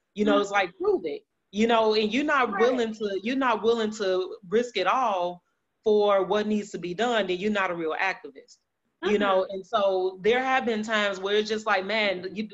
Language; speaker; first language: English; native; English